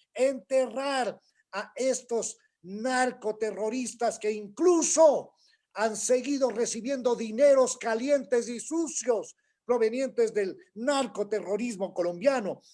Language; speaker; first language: Spanish; native; Spanish